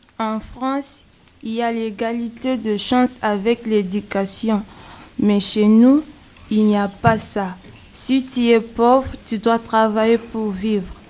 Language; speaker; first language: French; non-native, local second language; Lingala